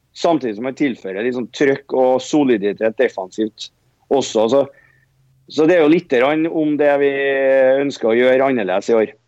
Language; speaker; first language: Norwegian; native; Norwegian